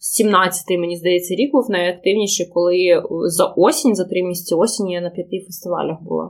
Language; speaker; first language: Ukrainian; non-native, local second language; Russian